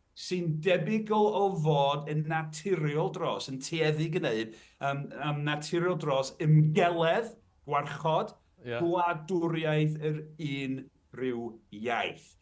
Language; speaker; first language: Welsh; native; Welsh